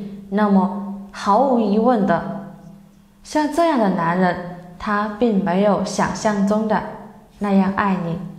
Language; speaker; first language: Chinese; native; Chinese